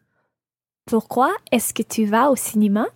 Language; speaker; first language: French; non-native, learner; English